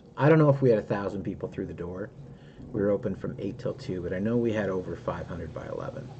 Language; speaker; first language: English; native; English